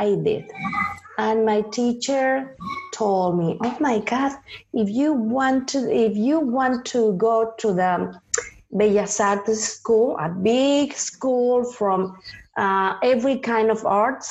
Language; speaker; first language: English; non-native, learner; Spanish